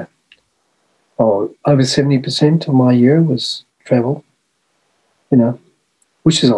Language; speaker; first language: English; native; English